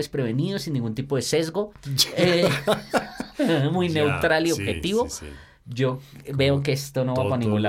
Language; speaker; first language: Spanish; native; Spanish